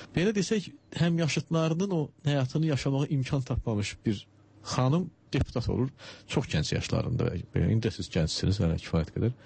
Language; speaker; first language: Azerbaijani; native; Azerbaijani